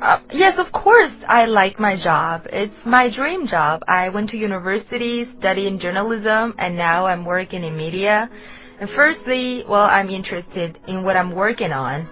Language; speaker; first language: English; non-native, fluent; Chinese